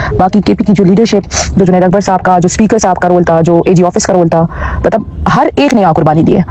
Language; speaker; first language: Urdu; non-native, local second language; Pashto